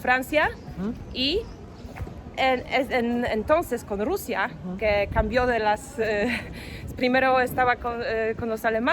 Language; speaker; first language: Spanish; non-native, fluent; Polish